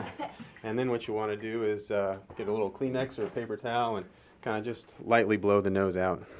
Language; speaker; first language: English; native; English